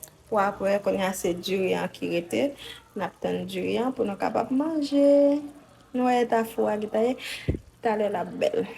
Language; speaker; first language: French; non-native, local second language; Haitian Creole